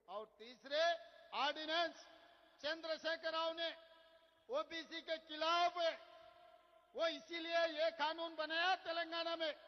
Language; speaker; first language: Hindi; non-native, local second language; Telugu